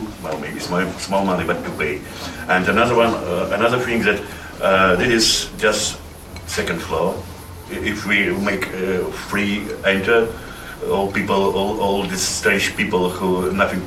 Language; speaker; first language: English; non-native, learner; Russian